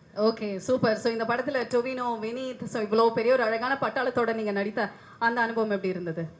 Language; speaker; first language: Tamil; native; Tamil